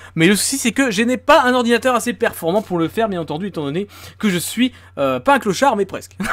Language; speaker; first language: French; native; French